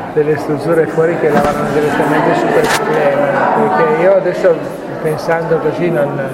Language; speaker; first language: Italian; native; Italian